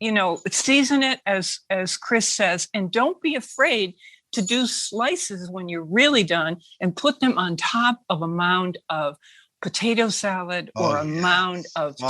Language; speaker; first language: English; native; English